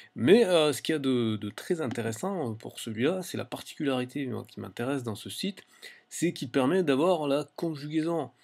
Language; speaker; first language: French; native; French